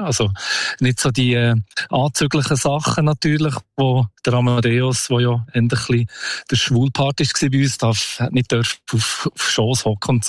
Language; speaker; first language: German; native; German